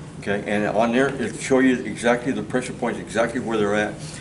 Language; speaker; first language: English; early bilingual, other home language; Spanish